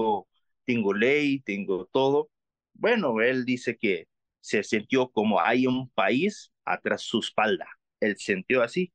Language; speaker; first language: Spanish; non-native, learner; Arabic